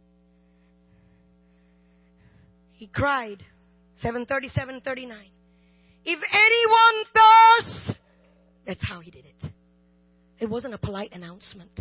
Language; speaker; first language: English; non-native, local second language; Tamil